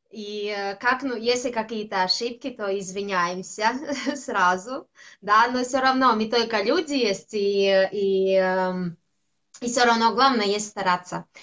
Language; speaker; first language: Russian; non-native, local second language; Latvian